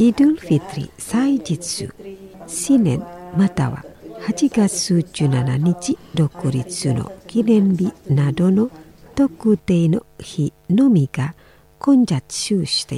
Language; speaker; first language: Japanese; non-native, fluent; Indonesian